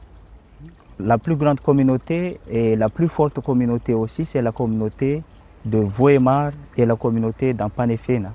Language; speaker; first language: French; non-native, local second language; Malagasy